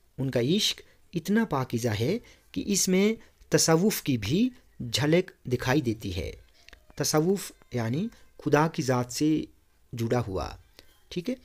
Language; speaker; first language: Urdu; non-native, local second language; Kashmiri